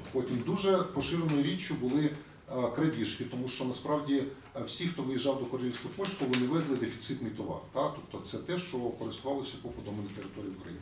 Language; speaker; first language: Ukrainian; native; Ukrainian